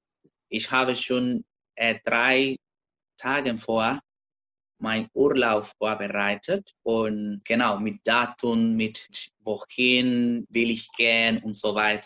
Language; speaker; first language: German; non-native, learner; Spanish